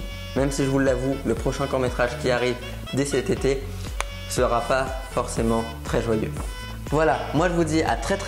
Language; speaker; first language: French; native; French